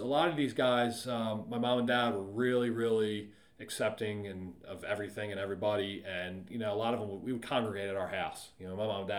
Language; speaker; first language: English; native; English